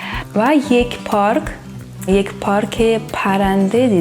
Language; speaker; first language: Persian; non-native, learner; Russian